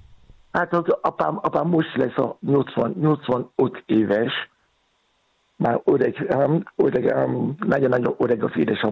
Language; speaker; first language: Hungarian; non-native, learner; Yoruba